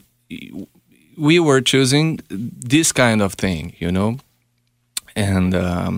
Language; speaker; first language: English; non-native, fluent; Portuguese